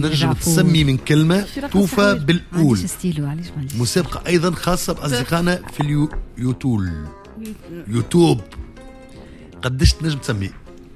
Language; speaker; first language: Arabic; native; Arabic